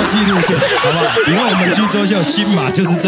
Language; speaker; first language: Chinese; native; Chinese